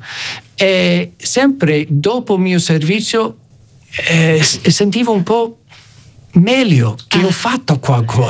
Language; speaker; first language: Italian; non-native, fluent; English